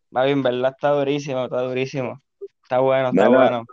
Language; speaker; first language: Spanish; native; Spanish